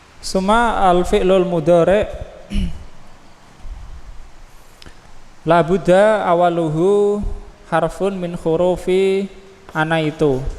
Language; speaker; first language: Arabic; non-native, fluent; Indonesian